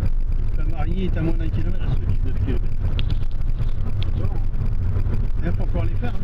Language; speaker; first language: French; native; French